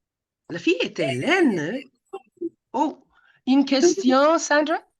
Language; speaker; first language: French; non-native, fluent; English